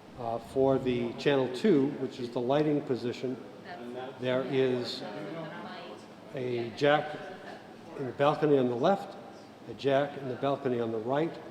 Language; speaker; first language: English; native; English